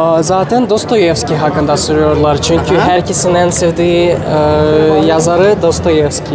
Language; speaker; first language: Turkish; non-native, learner; Russian